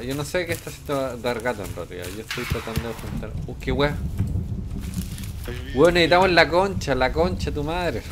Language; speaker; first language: Spanish; native; Spanish